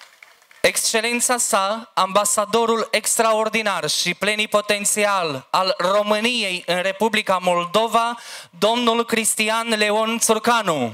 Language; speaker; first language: Romanian; native; Romanian